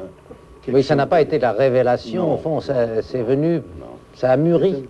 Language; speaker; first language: French; native; French